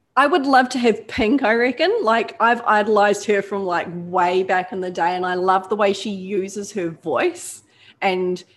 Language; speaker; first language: English; native; English